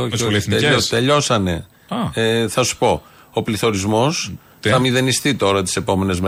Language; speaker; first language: Greek; native; Greek